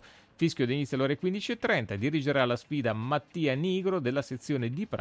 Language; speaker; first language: Italian; native; Italian